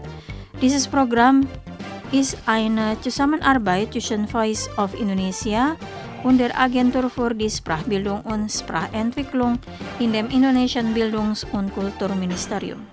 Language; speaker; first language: German; non-native, fluent; Indonesian